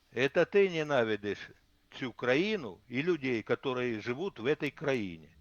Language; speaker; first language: Ukrainian; non-native, learner; Russian